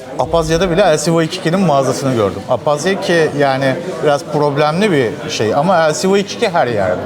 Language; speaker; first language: Turkish; native; Turkish